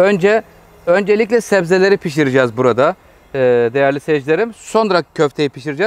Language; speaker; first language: Turkish; native; Turkish